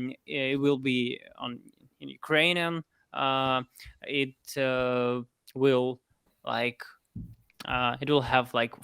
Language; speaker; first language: English; non-native, fluent; Russian